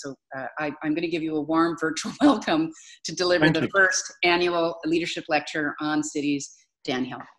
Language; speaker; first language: English; native; English